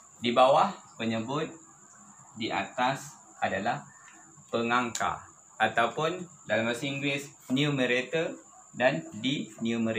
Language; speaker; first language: Malay; native; Malay